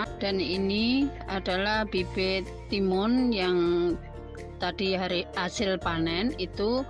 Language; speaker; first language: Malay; non-native, local second language; Javanese